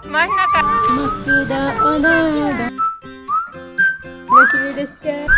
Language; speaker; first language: Japanese; non-native, fluent; Filipino